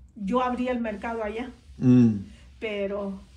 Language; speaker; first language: Spanish; native; Spanish